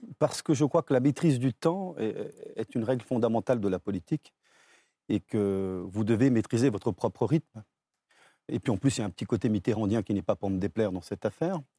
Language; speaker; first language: French; early bilingual, other home language; Portuguese